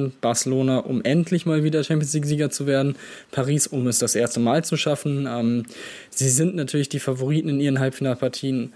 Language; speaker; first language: German; native; German